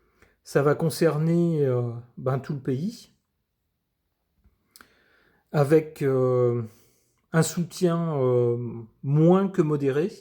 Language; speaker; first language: French; native; French